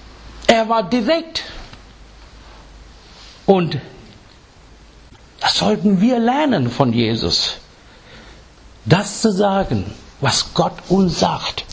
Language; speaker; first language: German; non-native, fluent; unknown